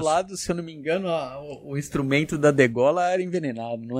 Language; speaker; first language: Portuguese; native; Portuguese